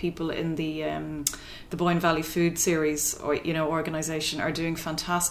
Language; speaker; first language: English; native; English